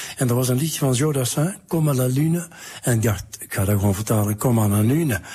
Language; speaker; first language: Dutch; native; Dutch